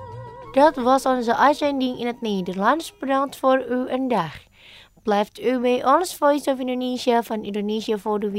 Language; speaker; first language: Dutch; non-native, fluent; Indonesian